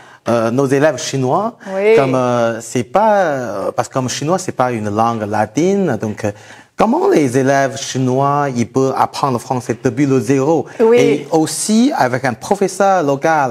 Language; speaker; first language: French; non-native, learner; Chinese